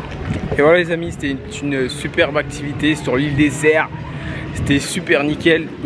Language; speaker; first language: French; native; French